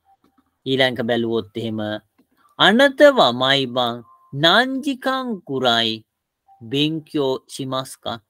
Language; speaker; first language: Japanese; non-native, fluent; Sinhala